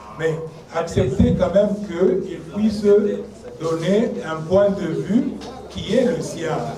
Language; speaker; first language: French; non-native, local second language; Swahili